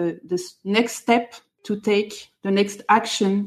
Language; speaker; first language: English; non-native, fluent; French